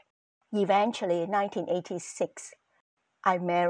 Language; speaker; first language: English; non-native, local second language; Cantonese